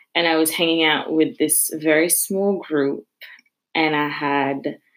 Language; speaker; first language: English; non-native, fluent; French